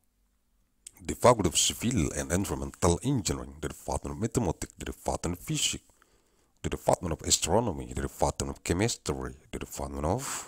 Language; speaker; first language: English; non-native, learner; Indonesian